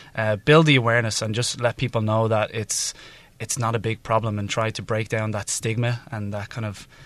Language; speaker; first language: English; native; English